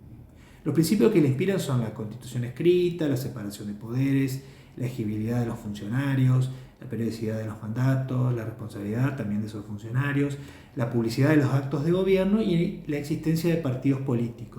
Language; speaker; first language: Spanish; native; Spanish